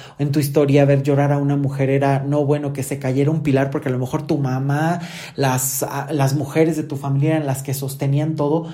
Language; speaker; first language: Spanish; native; Spanish